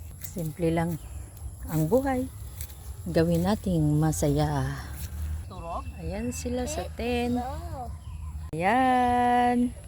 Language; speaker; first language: Filipino; non-native, local second language; Waray